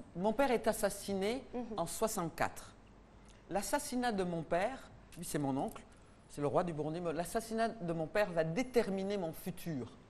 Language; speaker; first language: French; non-native, local second language; Rundi